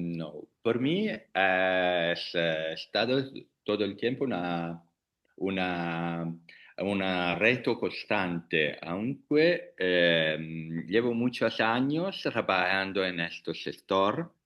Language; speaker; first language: Spanish; non-native, learner; Italian